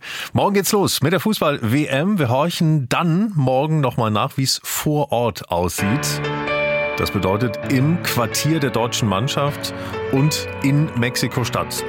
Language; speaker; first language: German; native; German